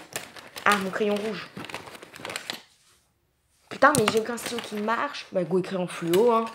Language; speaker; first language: French; native; French